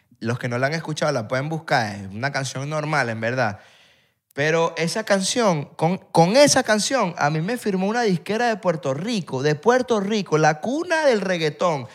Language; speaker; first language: Spanish; native; Spanish